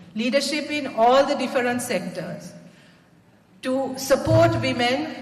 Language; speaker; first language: English; non-native, local second language; Sinhala